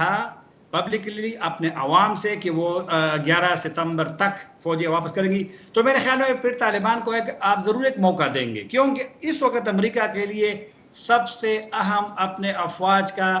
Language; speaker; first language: Hindi; non-native, local second language; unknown